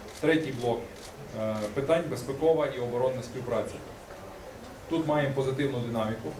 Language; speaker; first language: Ukrainian; native; Ukrainian